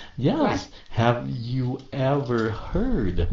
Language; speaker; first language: English; non-native, fluent; Vietnamese